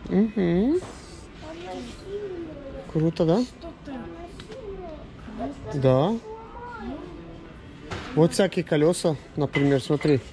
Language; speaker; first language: Russian; native; Russian